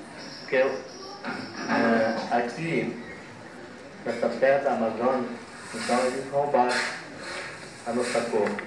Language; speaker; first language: Portuguese; non-native, local second language; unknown